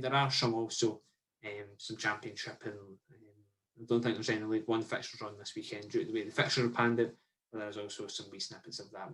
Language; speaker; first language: English; native; English